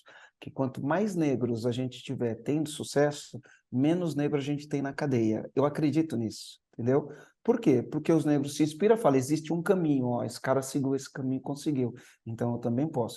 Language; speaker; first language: Portuguese; native; Portuguese